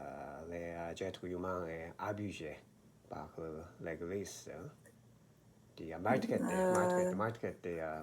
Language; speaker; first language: French; non-native, learner; Korean